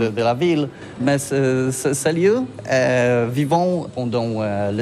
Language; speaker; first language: French; non-native, learner; Polish